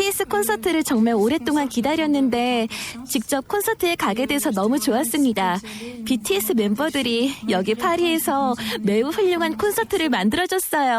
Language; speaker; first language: Korean; non-native, fluent; French